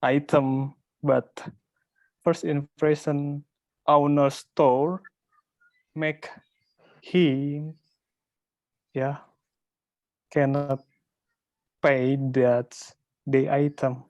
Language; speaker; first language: English; non-native, learner; Indonesian